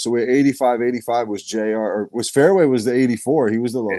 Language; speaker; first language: English; native; English